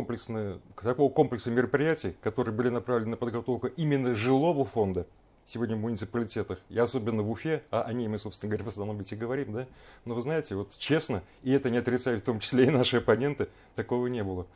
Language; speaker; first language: Russian; native; Russian